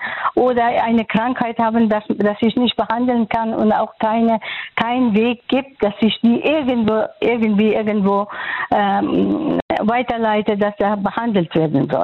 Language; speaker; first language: German; non-native, fluent; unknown